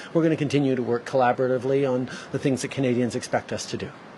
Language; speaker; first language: English; early bilingual, other home language; French